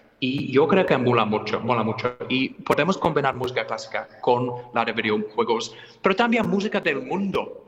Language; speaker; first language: Spanish; non-native, fluent; English